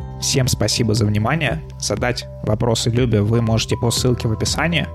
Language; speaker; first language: Russian; native; Russian